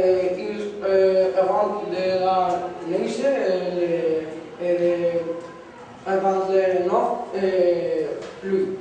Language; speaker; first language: French; non-native, learner; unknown